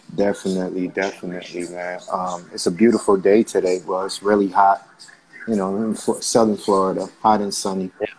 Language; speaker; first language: English; early bilingual, other home language; Haitian Creole